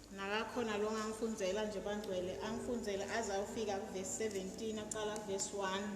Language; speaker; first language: Zulu; non-native, local second language; Swati